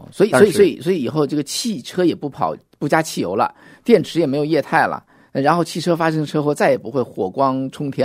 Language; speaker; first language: Chinese; native; Chinese